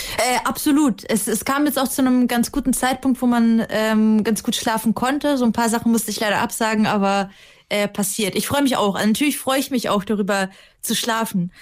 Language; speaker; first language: German; early bilingual, other home language; Russian